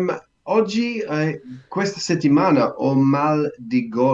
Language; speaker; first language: Italian; non-native, learner; English